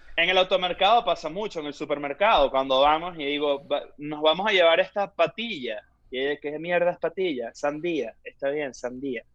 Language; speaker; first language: Spanish; native; Spanish